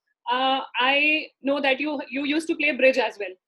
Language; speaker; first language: English; non-native, local second language; Hindi